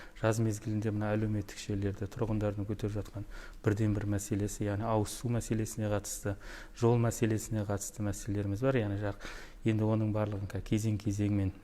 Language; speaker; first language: Kazakh; native; Kazakh